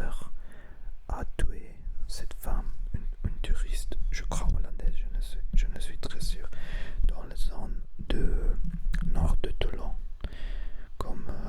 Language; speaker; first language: French; non-native, learner; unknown